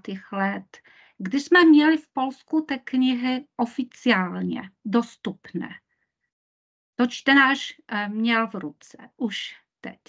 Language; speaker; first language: Czech; non-native, fluent; Polish